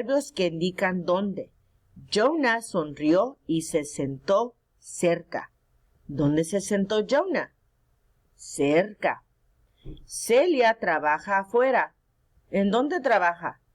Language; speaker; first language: Spanish; early bilingual, heritage; Spanish